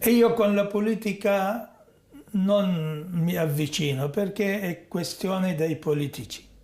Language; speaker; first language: Italian; non-native, fluent; Arabic